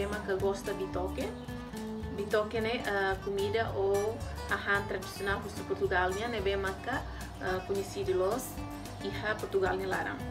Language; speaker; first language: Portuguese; non-native, local second language; Tetum